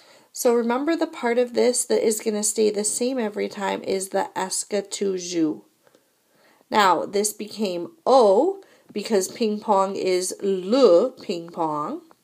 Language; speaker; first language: English; native; English